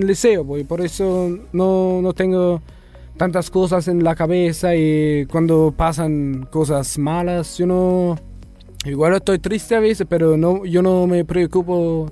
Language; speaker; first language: Spanish; non-native, learner; German